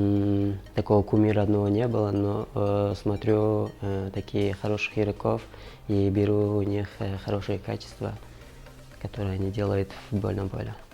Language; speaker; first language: Russian; non-native, local second language; Kyrgyz